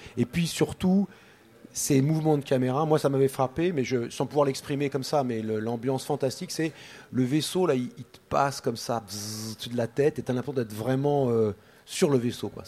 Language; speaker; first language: French; native; French